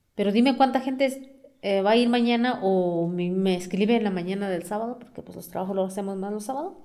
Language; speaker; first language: Spanish; non-native, local second language; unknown